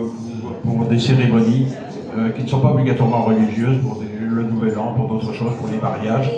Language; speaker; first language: French; native; French